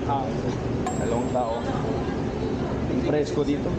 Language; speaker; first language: Filipino; non-native, learner; English